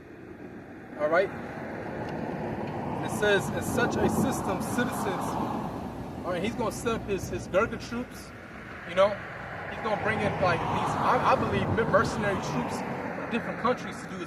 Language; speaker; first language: English; native; English